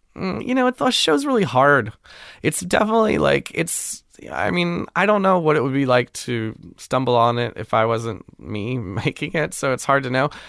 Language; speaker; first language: English; native; English